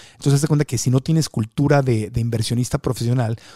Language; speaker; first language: Spanish; native; Spanish